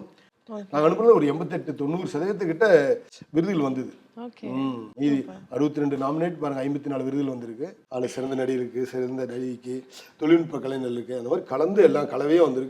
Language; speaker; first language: Tamil; native; Tamil